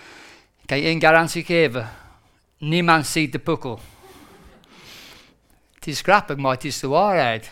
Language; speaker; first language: Dutch; non-native, fluent; English